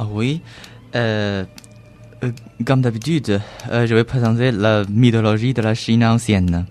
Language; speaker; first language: French; non-native, learner; Chinese